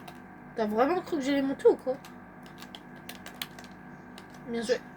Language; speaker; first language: French; native; French